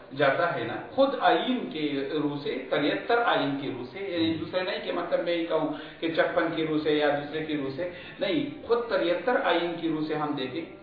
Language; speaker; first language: Urdu; non-native, local second language; Pashto